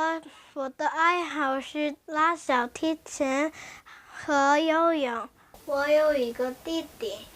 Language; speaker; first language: Chinese; non-native, learner; Korean